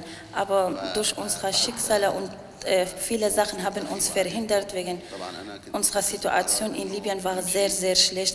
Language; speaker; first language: German; non-native, learner; Arabic